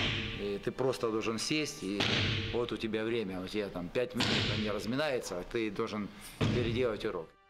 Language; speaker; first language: Russian; native; Russian